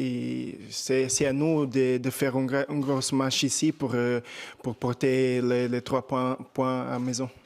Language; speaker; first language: French; non-native, fluent; Portuguese